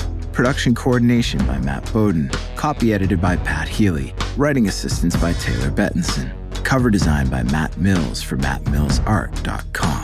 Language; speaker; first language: English; native; English